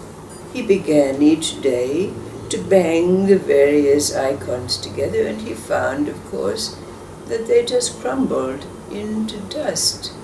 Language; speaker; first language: English; native; English